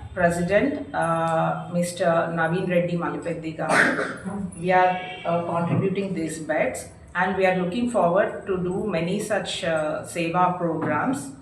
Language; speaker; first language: English; non-native, local second language; Telugu